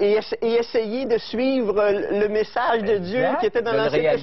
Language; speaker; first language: French; native; French